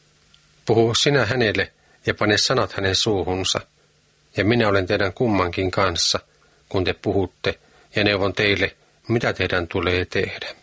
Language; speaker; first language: Finnish; native; Finnish